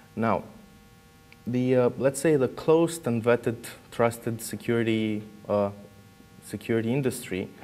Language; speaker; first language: English; non-native, fluent; Romanian